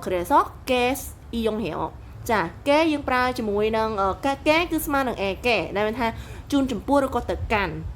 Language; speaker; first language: Korean; non-native, fluent; Khmer